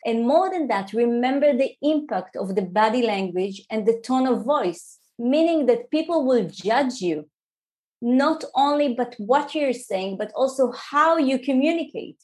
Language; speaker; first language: English; non-native, fluent; Hebrew